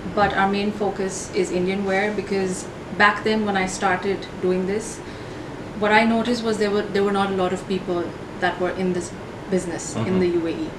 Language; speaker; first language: English; non-native, local second language; Hindi